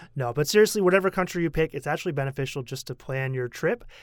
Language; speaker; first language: English; native; English